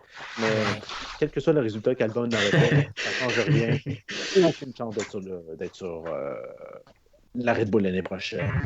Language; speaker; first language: French; native; French